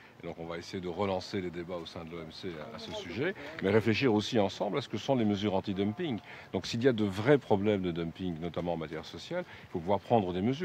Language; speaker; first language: French; native; French